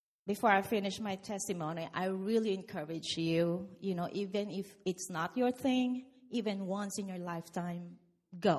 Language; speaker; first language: English; non-native, local second language; Filipino